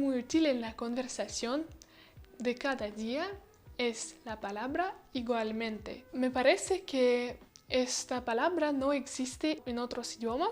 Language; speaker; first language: Spanish; non-native, learner; Russian